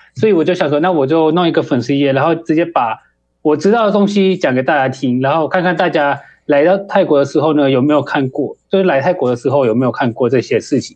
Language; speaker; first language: Chinese; early bilingual, heritage; Chinese